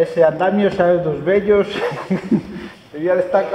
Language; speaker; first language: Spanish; non-native, local second language; Galician